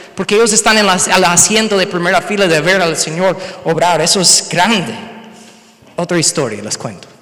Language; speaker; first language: Spanish; non-native, fluent; English